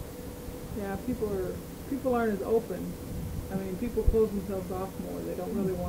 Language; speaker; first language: English; native; English